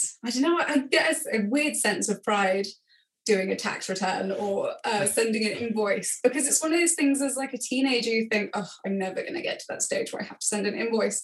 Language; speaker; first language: English; native; English